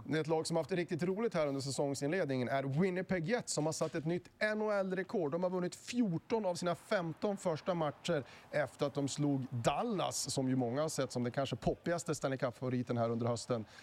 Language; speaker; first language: Swedish; native; Swedish